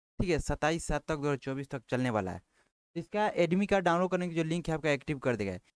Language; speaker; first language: Hindi; native; Hindi